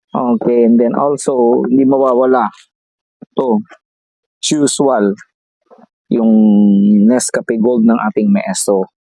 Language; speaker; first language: Filipino; non-native, local second language; Iloko